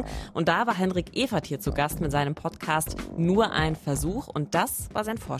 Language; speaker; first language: German; native; German